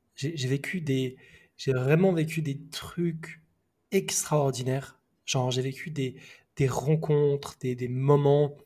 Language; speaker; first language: French; native; French